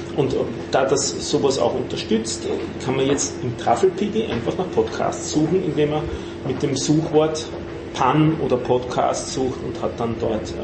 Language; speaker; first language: German; native; German